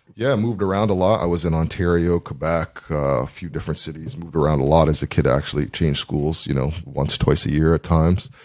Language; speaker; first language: English; native; English